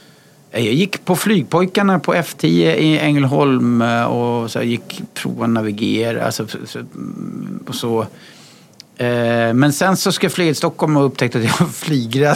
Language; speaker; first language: Swedish; native; Swedish